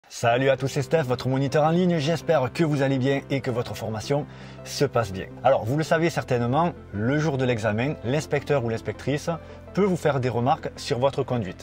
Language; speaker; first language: French; native; French